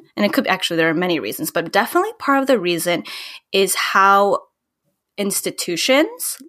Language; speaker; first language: English; early bilingual, other home language; Filipino